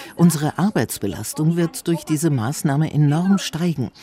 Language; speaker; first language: German; non-native, fluent; Slovak